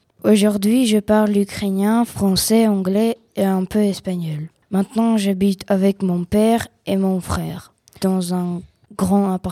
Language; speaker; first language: French; non-native, learner; Ukrainian